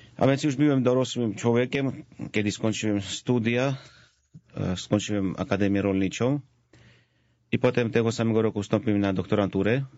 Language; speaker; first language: Polish; non-native, fluent; Georgian